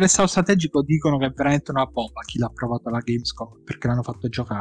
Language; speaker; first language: Italian; native; Italian